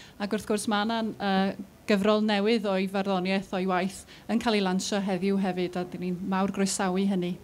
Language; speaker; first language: Welsh; native; Welsh